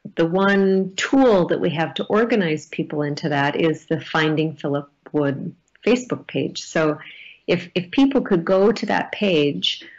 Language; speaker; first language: English; native; English